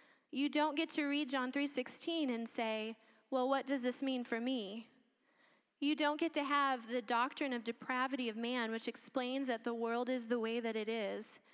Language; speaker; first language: English; native; English